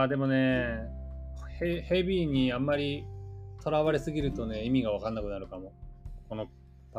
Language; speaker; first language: Japanese; native; Japanese